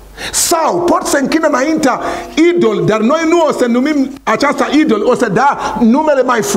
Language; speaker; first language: Romanian; non-native, learner; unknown